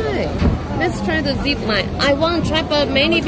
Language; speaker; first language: English; non-native, learner; Chinese